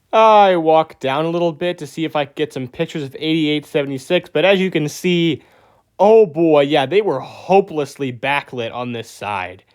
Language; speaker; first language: English; native; English